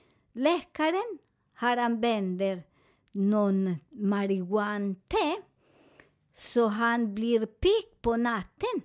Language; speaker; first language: Swedish; non-native, learner; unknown